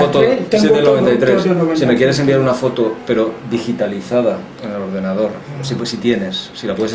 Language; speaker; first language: Spanish; native; Spanish